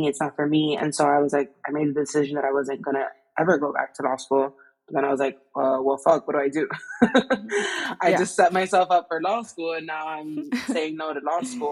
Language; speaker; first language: English; native; English